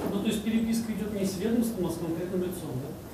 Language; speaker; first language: Russian; native; Russian